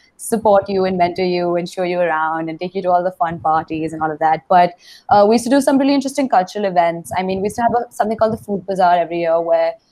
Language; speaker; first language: English; non-native, local second language; Hindi